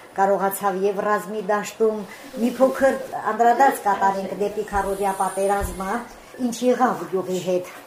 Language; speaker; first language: Armenian; native; Armenian